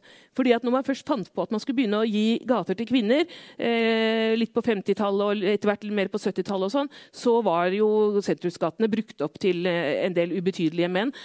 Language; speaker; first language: Norwegian; native; Norwegian